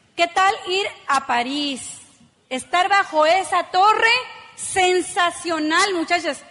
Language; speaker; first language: Spanish; native; Spanish